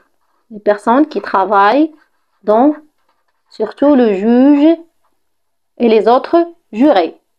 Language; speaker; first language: French; non-native, local second language; Arabic